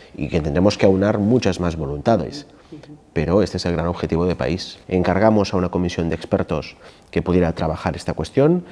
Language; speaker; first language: Spanish; non-native, local second language; Catalan